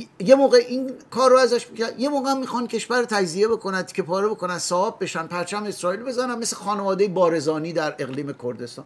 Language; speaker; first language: Persian; native; Persian